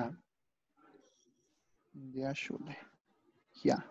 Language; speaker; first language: German; non-native, learner; Spanish